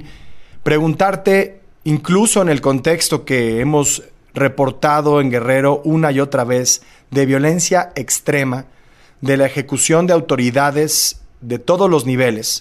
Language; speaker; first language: Spanish; native; Spanish